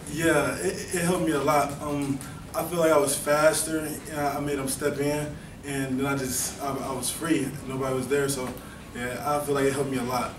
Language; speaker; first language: English; native; English